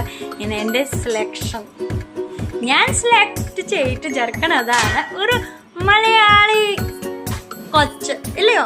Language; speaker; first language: Malayalam; non-native, learner; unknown